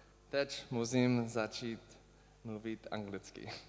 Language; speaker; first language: Czech; non-native, learner; English